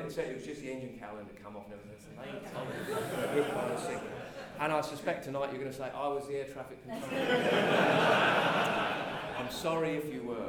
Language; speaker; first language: English; native; English